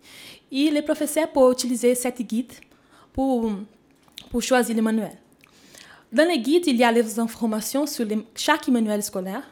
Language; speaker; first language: French; non-native, fluent; Portuguese